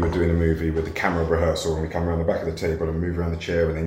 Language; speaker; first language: English; native; English